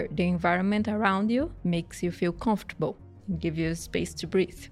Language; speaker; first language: English; non-native, fluent; Portuguese